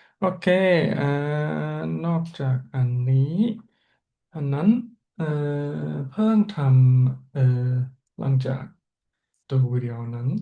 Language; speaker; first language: Thai; non-native, learner; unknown